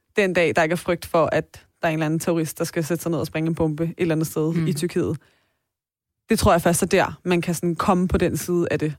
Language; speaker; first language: Danish; early bilingual, other home language; Persian